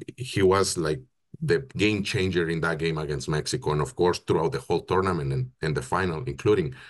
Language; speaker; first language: English; non-native, fluent; Spanish